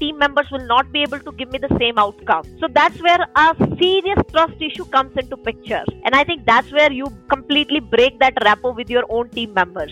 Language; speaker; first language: English; non-native, local second language; Hindi